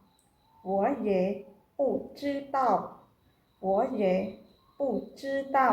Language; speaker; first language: Chinese; non-native, fluent; Khmer